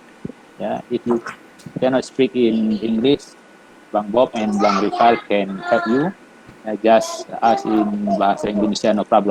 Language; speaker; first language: English; non-native, learner; Indonesian